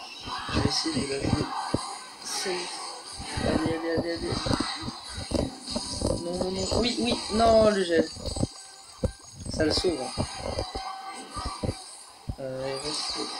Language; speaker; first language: French; native; French